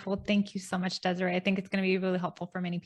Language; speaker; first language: English; native; English